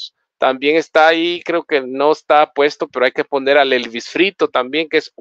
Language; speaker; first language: Spanish; native; Spanish